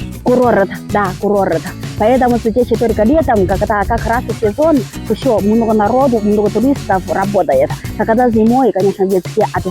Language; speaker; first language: Russian; non-native, learner; Chinese